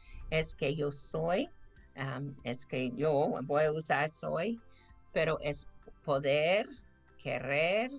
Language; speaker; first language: Spanish; non-native, fluent; English